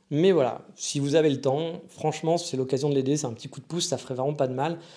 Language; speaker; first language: French; native; French